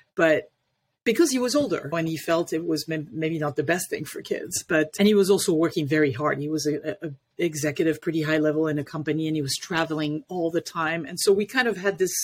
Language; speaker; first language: English; non-native, fluent; French